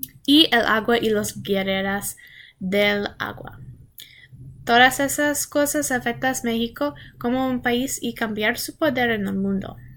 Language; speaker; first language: Spanish; non-native, learner; English